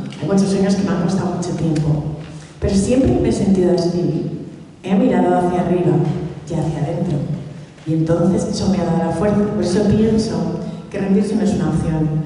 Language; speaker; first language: Spanish; early bilingual, other home language; Catalan